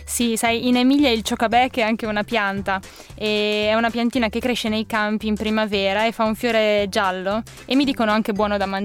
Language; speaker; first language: Italian; native; Italian